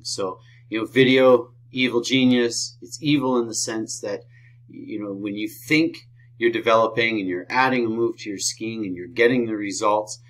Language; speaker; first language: English; native; English